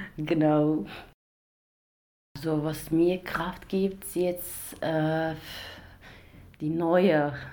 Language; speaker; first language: German; non-native, learner; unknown